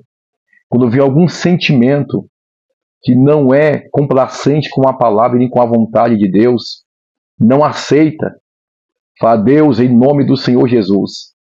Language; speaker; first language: Portuguese; native; Portuguese